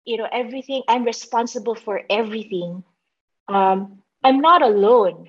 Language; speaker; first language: English; non-native, local second language; Filipino